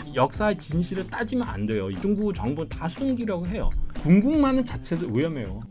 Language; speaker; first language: Korean; non-native, fluent; Chinese